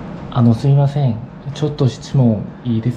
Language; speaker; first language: Japanese; non-native, learner; Korean